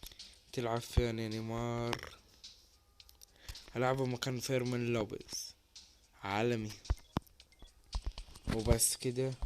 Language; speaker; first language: Arabic; native; Arabic